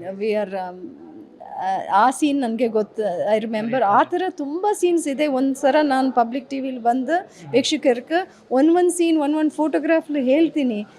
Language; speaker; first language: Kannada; early bilingual, heritage; English